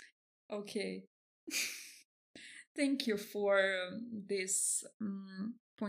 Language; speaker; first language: English; non-native, fluent; Russian